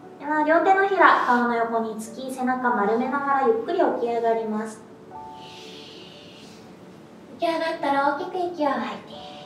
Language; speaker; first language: Japanese; native; Japanese